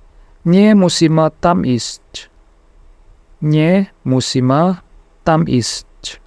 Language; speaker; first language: Polish; non-native, fluent; Indonesian